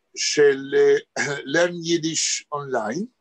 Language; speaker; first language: English; non-native, fluent; Hebrew